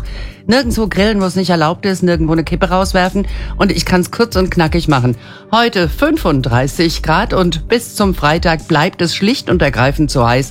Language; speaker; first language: German; native; German